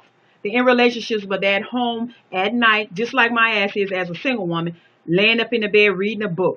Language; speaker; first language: English; native; English